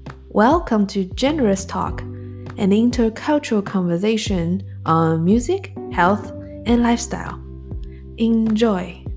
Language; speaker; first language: English; non-native, fluent; Chinese